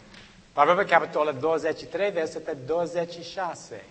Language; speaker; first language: Romanian; non-native, learner; English